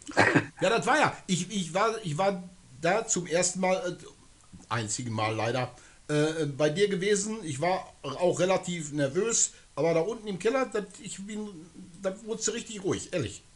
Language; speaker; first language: German; native; German